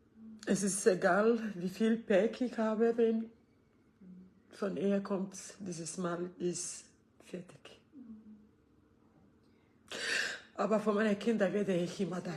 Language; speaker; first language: German; non-native, learner; English